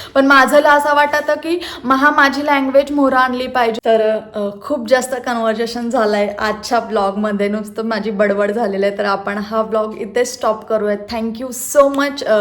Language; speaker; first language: Marathi; non-native, local second language; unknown